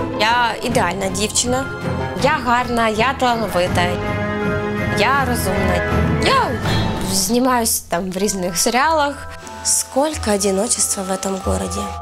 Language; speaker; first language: Ukrainian; native; Ukrainian